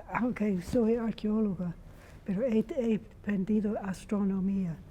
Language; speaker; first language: Spanish; non-native, fluent; English